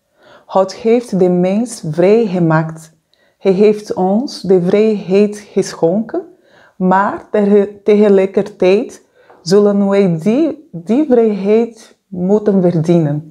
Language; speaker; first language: Dutch; non-native, fluent; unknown